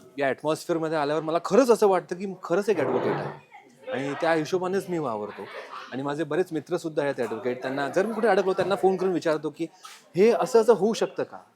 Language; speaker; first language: Marathi; non-native, local second language; Gujarati